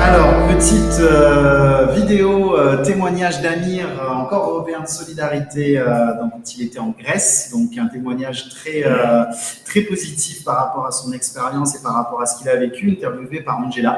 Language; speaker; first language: French; native; French